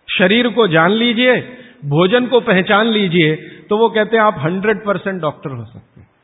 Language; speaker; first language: Hindi; native; Hindi